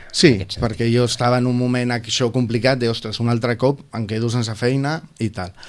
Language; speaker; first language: Catalan; non-native, local second language; Spanish